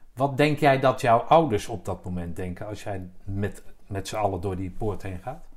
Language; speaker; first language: Dutch; native; Dutch